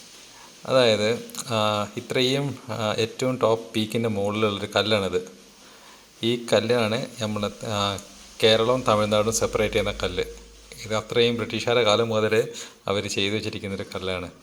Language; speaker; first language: Malayalam; native; Malayalam